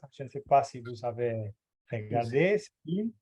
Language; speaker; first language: French; non-native, fluent; Portuguese